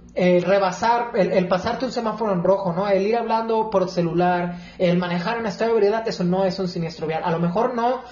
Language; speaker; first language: Spanish; native; Spanish